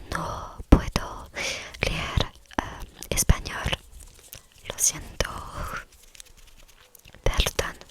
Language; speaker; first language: Spanish; non-native, learner; French